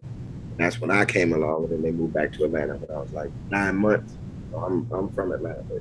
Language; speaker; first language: English; native; English